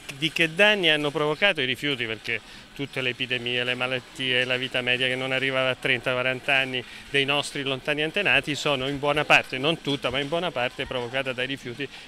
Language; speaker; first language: Italian; native; Italian